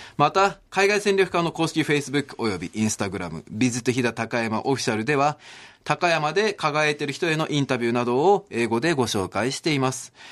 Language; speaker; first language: Japanese; native; Japanese